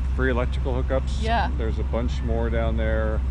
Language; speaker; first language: English; native; English